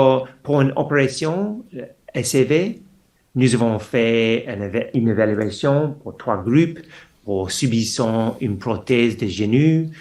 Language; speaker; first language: French; non-native, fluent; English